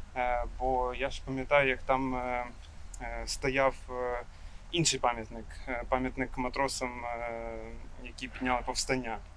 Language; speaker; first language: Ukrainian; non-native, local second language; Russian